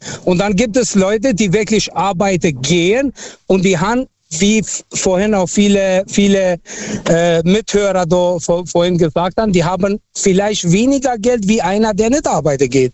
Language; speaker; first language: German; non-native, fluent; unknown